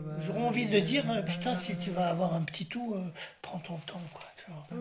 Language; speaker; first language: French; native; French